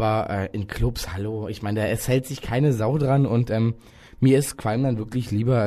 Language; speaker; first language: German; native; German